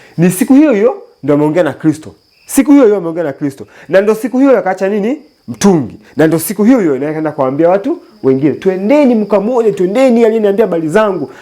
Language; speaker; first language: Swahili; native; Swahili